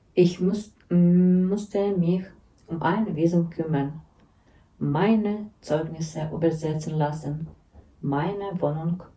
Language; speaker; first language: German; non-native, learner; Ukrainian